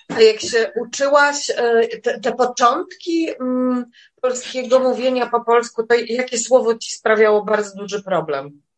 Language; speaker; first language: Polish; native; Polish